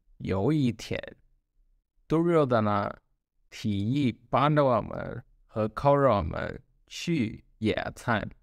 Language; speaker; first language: Chinese; non-native, learner; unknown